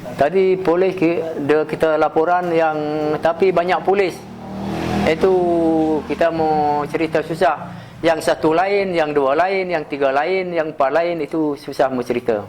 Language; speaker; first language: Malay; non-native, local second language; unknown